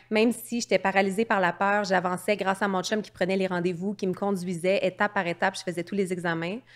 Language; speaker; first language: French; native; French